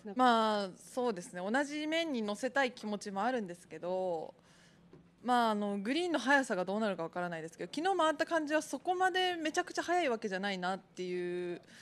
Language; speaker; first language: Japanese; native; Japanese